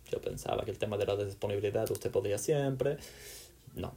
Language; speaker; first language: Spanish; non-native, local second language; Catalan